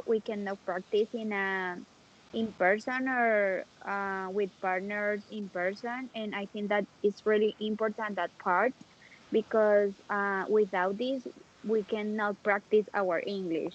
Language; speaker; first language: English; non-native, learner; Spanish